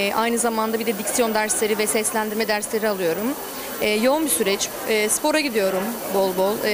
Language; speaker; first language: Turkish; early bilingual, heritage; Turkish